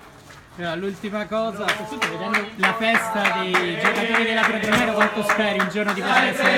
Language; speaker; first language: Italian; native; Italian